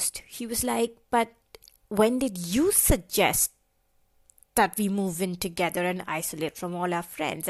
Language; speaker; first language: English; non-native, local second language; Hindi